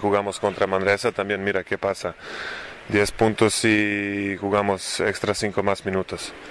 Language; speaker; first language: Spanish; non-native, learner; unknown